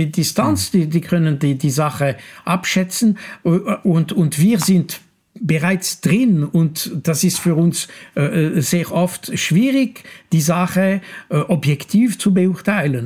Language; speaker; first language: German; non-native, local second language; French